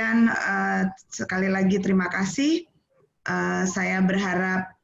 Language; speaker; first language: Indonesian; native; Indonesian